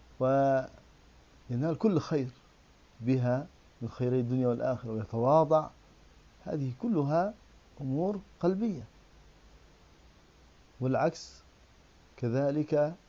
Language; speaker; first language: Arabic; native; Arabic